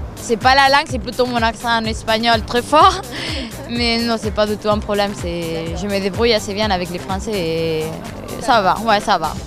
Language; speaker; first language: French; non-native, fluent; Catalan